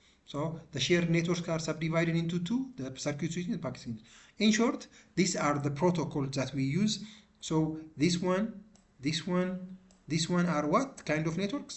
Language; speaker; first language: English; non-native, local second language; Amharic